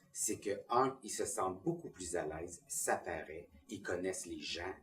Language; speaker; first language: French; native; French